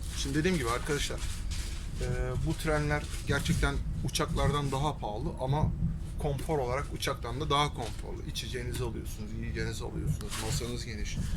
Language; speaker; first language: Turkish; early bilingual, heritage; Turkish